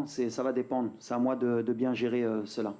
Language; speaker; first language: French; native; French